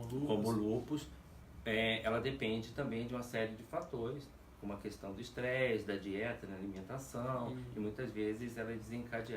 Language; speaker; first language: Portuguese; native; Portuguese